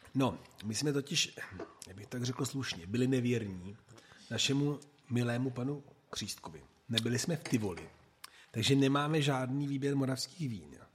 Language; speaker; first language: Czech; non-native, fluent; Italian